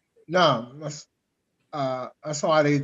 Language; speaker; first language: Arabic; non-native, learner; English